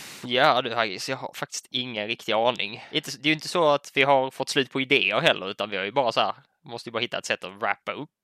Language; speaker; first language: Swedish; native; Swedish